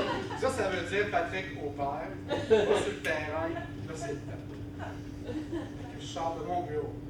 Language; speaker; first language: French; native; French